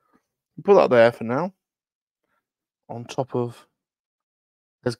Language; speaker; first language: English; native; English